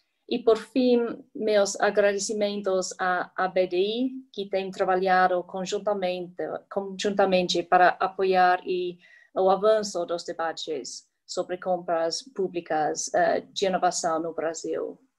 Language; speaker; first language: Portuguese; non-native, fluent; English